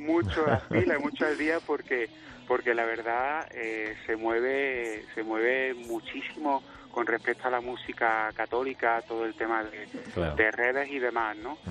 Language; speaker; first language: Spanish; native; Spanish